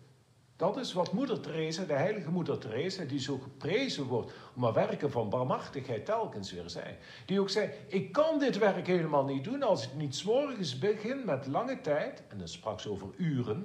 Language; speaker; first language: Dutch; native; Dutch